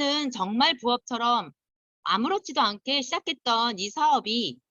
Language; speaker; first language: Korean; native; Korean